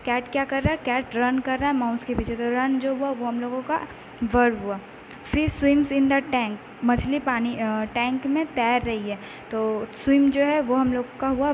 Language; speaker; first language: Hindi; native; Hindi